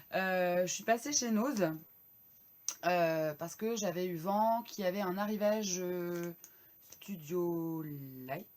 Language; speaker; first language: French; native; French